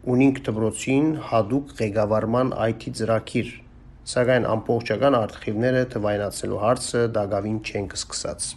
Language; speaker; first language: Armenian; native; Armenian